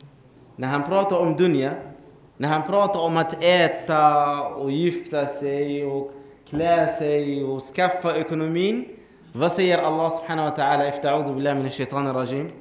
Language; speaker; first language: Swedish; non-native, fluent; Arabic